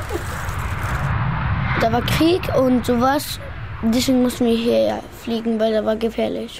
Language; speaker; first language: German; early bilingual, other home language; Pashto